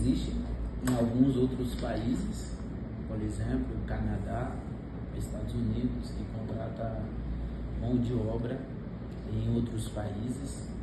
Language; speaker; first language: Portuguese; non-native, fluent; Haitian Creole